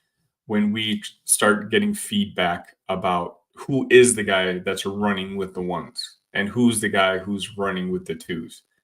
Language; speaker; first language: English; native; English